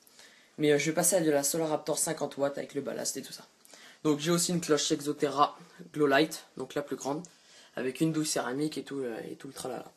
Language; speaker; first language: French; native; French